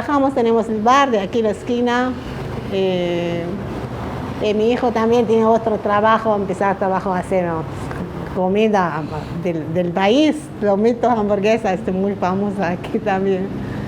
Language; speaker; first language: Spanish; non-native, learner; Arabic